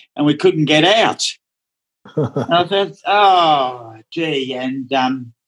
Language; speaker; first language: English; non-native, local second language; Dutch